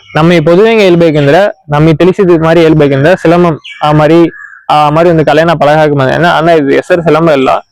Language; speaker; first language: Tamil; non-native, local second language; Kannada